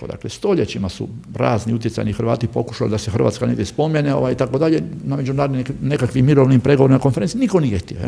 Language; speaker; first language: Croatian; native; Croatian